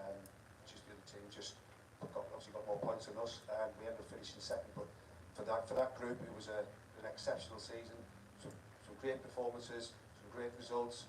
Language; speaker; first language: English; native; English